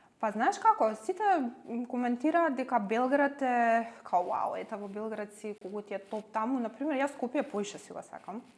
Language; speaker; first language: Macedonian; native; Macedonian